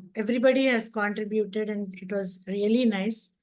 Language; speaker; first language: English; non-native, local second language; Kannada